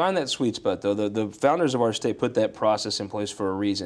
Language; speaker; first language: English; native; English